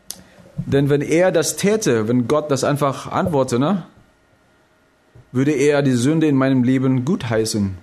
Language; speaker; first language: German; non-native, fluent; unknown